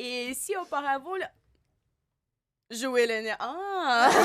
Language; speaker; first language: French; non-native, learner; Russian